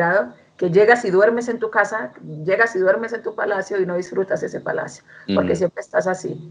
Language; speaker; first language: Spanish; native; Spanish